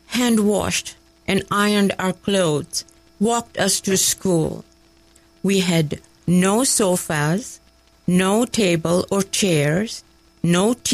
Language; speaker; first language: English; non-native, local second language; Kachhi